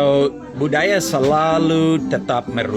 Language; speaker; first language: Indonesian; non-native, fluent; English